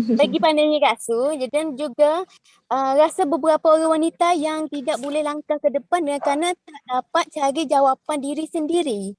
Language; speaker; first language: Malay; native; Malay